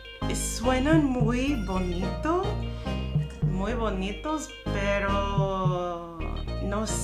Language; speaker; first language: Spanish; non-native, fluent; English